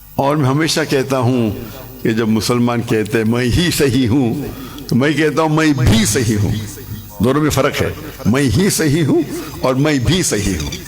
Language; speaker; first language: Urdu; non-native, local second language; English